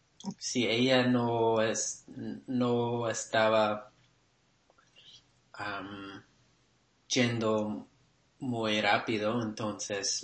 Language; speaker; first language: Spanish; non-native, learner; English